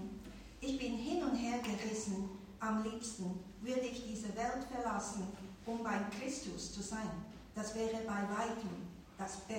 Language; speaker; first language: German; non-native, fluent; Chinese